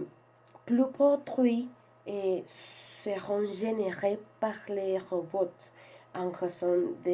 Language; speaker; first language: French; non-native, learner; Spanish